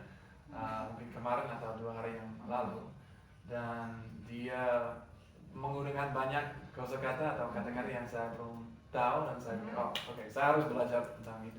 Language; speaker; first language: Indonesian; non-native, learner; English